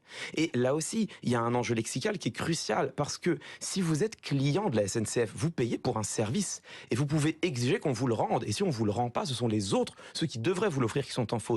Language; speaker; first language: French; native; French